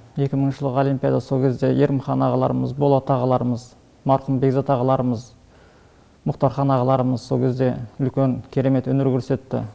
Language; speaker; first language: Kazakh; early bilingual, heritage; Kazakh